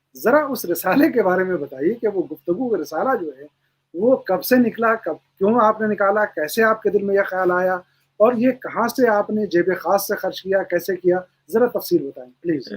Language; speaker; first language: Hindi; native; Hindi